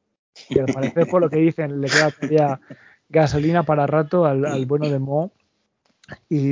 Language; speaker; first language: Spanish; native; Spanish